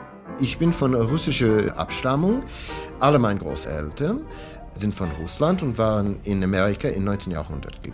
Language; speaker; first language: German; non-native, fluent; English